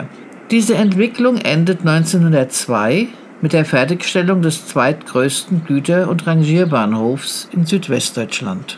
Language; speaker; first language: German; native; German